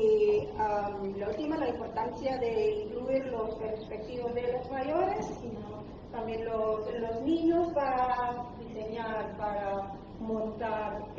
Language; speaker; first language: Spanish; non-native, learner; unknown